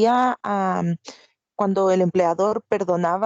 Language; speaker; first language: Spanish; native; Spanish